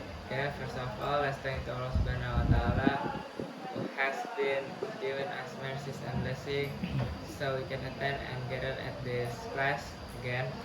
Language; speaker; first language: English; non-native, learner; Indonesian